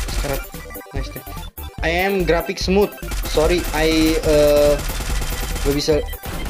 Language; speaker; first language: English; non-native, learner; Indonesian